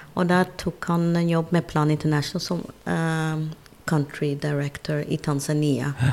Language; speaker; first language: Norwegian; non-native, fluent; Dutch